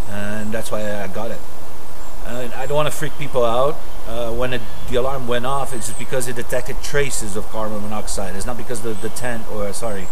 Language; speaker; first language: English; non-native, fluent; Portuguese